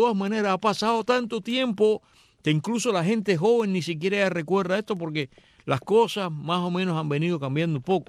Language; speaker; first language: Spanish; native; Spanish